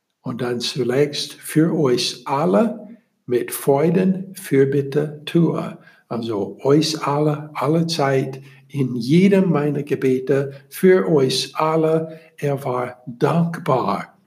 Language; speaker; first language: German; non-native, learner; English